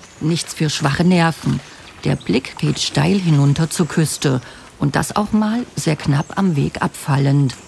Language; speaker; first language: German; native; German